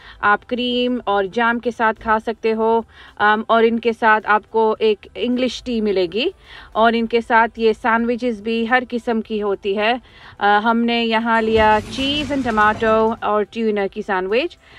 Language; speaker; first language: Hindi; non-native, local second language; Gujarati